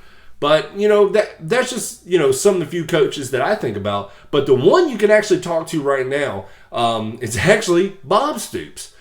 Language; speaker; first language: English; native; English